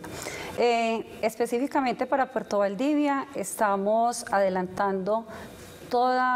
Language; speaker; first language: Spanish; native; Spanish